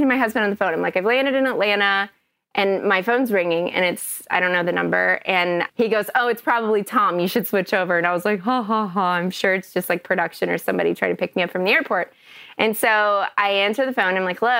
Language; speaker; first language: English; native; English